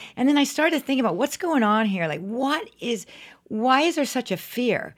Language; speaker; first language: English; native; English